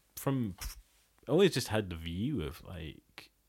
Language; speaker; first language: English; early bilingual, other home language; Bangla